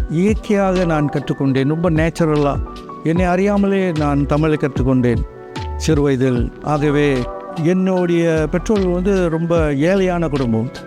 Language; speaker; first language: Tamil; non-native, local second language; Chinese